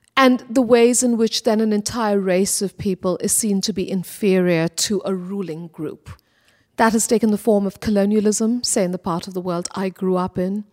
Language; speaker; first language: English; non-native, local second language; Bangla